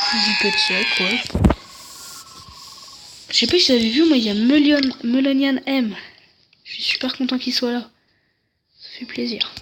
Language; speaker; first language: French; native; French